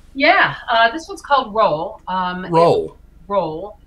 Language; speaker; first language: English; native; English